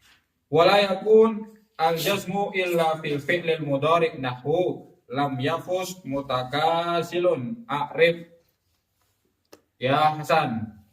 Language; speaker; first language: Arabic; non-native, fluent; Indonesian